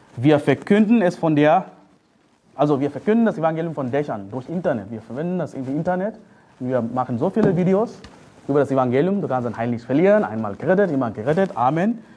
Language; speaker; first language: German; non-native, fluent; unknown